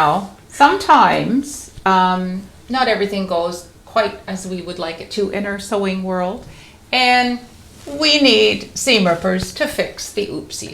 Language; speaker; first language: English; native; English